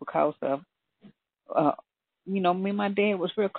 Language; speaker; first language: English; native; English